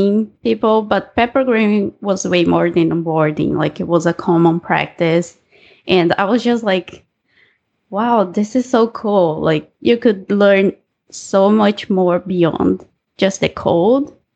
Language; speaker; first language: English; non-native, fluent; Portuguese